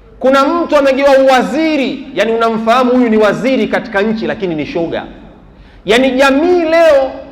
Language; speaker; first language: Swahili; native; Swahili